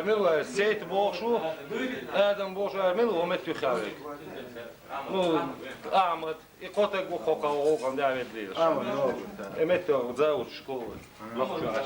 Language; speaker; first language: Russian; non-native, local second language; Chechen